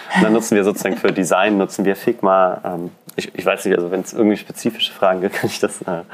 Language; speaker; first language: German; native; German